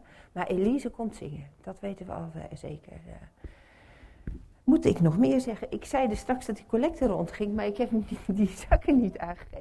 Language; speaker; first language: Dutch; native; Dutch